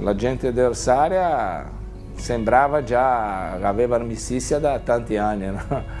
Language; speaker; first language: Italian; non-native, fluent; Portuguese